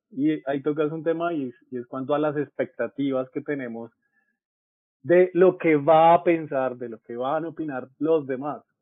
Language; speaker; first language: Spanish; native; Spanish